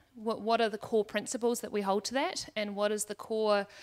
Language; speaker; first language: English; native; English